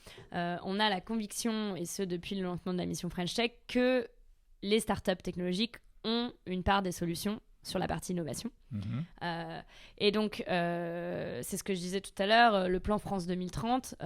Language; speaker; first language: French; native; French